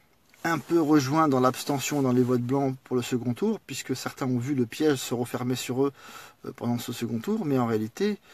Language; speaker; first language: French; native; French